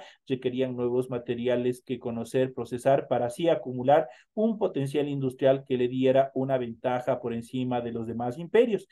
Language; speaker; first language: Spanish; native; Spanish